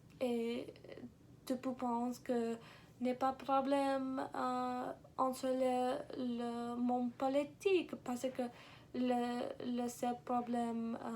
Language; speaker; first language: French; non-native, learner; English